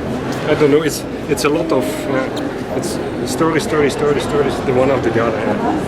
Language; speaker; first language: English; non-native, learner; French